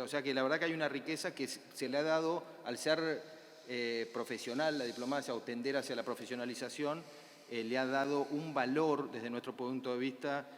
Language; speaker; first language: Spanish; native; Spanish